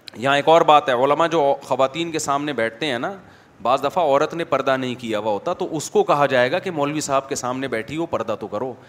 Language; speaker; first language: Urdu; native; Urdu